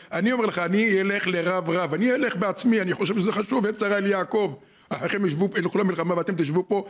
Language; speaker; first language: Hebrew; native; Hebrew